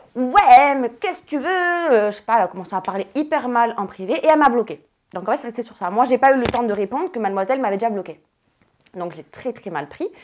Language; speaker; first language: French; native; French